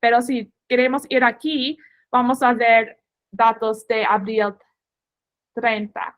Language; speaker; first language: Spanish; non-native, fluent; English